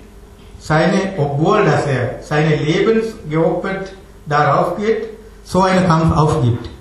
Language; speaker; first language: German; non-native, learner; Tamil